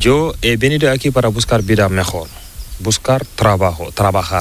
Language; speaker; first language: Spanish; non-native, learner; Fula